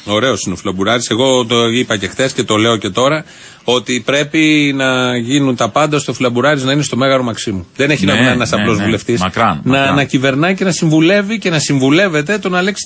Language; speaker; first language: Greek; native; Greek